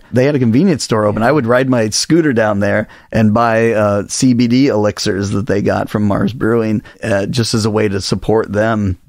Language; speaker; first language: English; native; English